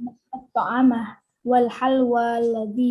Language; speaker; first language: Arabic; non-native, learner; Indonesian